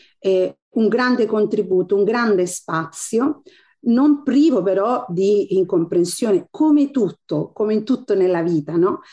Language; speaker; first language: Italian; non-native, fluent; Spanish